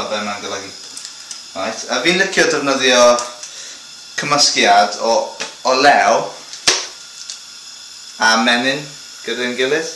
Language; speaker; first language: Welsh; non-native, local second language; English